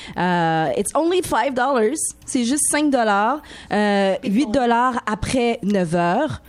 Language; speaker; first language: French; native; French